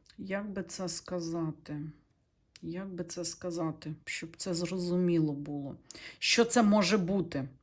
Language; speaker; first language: Ukrainian; non-native, local second language; Russian